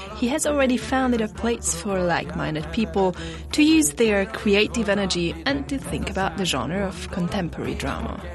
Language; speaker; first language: English; non-native, fluent; Hungarian